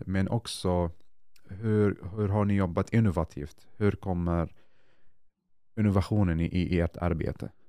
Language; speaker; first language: Swedish; non-native, fluent; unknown